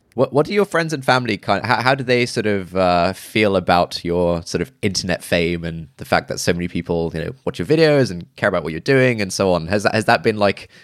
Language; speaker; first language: English; early bilingual, other home language; Urdu